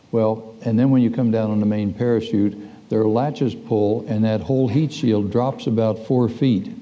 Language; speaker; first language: English; native; English